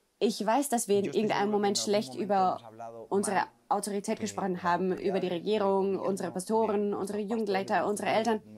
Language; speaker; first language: German; non-native, fluent; Spanish